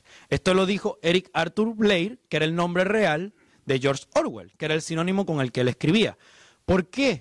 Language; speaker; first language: Spanish; native; Spanish